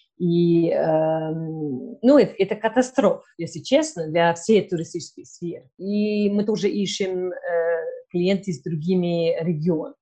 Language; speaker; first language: Russian; non-native, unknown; English